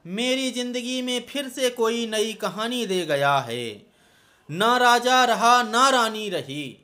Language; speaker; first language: Hindi; native; Hindi